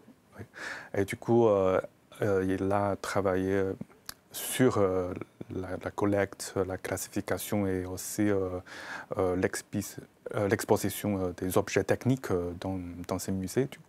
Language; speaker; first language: French; non-native, fluent; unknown